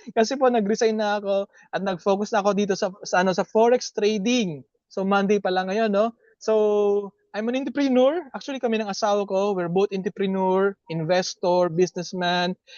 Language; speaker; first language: Filipino; native; Filipino